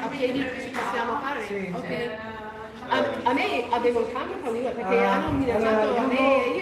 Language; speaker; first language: Italian; non-native, learner; English